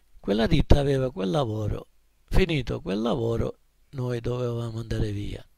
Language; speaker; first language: Italian; native; Italian